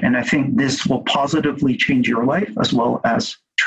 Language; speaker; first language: English; native; English